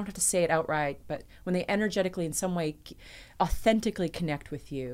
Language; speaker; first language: English; native; English